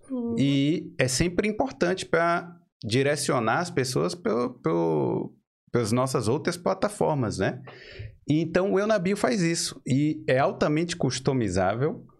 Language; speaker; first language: Portuguese; native; Portuguese